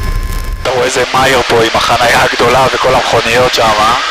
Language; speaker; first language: Hebrew; native; Hebrew